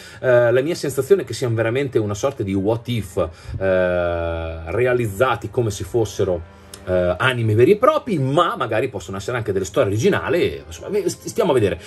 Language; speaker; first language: Italian; native; Italian